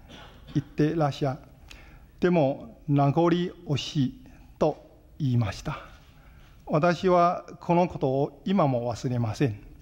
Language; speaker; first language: Japanese; non-native, fluent; Chinese